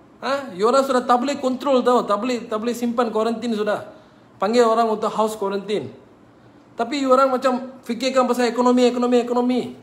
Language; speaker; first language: Malay; non-native, local second language; Tamil